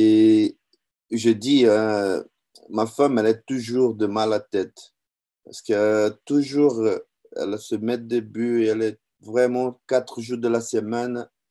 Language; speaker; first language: French; non-native, learner; Portuguese